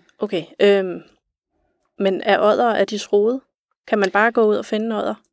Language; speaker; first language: Danish; native; Danish